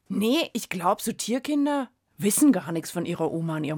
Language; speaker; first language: German; native; German